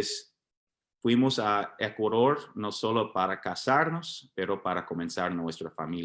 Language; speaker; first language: Spanish; non-native, fluent; English